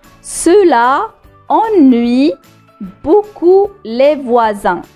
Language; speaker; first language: French; non-native, local second language; Arabic